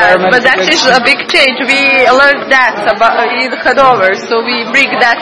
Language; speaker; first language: English; non-native, learner; Serbian